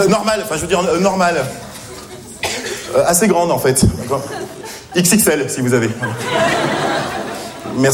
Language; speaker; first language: French; native; French